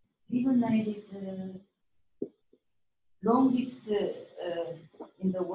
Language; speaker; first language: English; non-native, learner; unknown